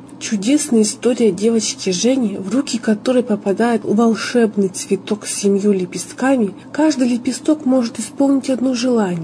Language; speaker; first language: Russian; native; Russian